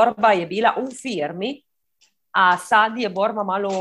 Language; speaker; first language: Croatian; early bilingual, heritage; Croatian